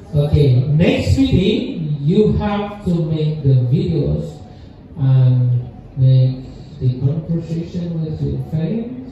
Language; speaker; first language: English; non-native, learner; Indonesian